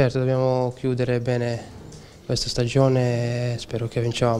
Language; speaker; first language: Italian; non-native, learner; Serbian